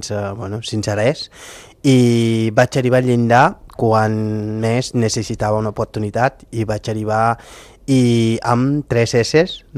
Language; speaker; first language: Catalan; non-native, fluent; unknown